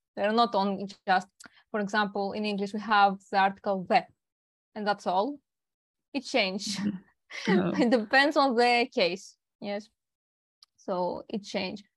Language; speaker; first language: English; non-native, learner; Greek